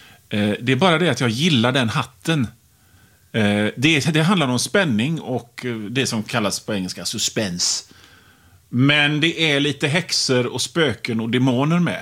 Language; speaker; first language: Swedish; native; Swedish